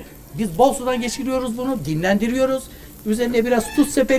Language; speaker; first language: Turkish; native; Turkish